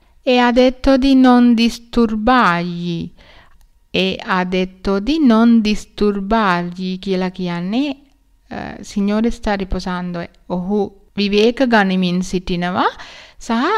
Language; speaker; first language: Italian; non-native, learner; Sinhala